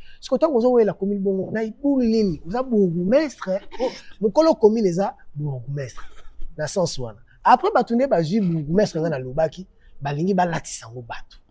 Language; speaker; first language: Lingala; native; Lingala